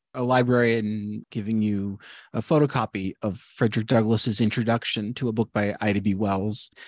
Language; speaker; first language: English; native; English